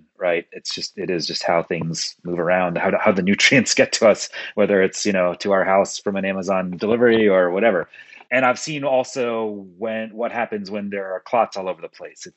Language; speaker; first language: English; early bilingual, other home language; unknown